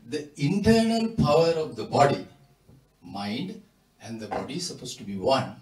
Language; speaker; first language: English; non-native, local second language; Sinhala